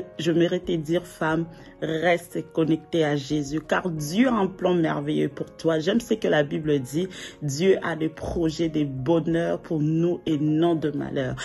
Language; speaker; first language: French; non-native, local second language; Lingala